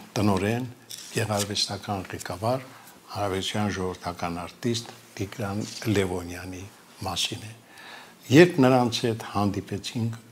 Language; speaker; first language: Armenian; native; Armenian